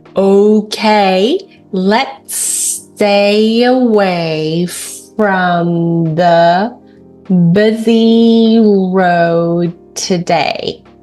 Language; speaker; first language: English; non-native, fluent; Korean